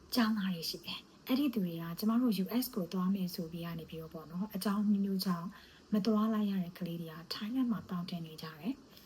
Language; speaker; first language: Burmese; native; Burmese